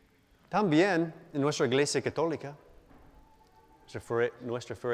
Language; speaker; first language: Spanish; non-native, fluent; English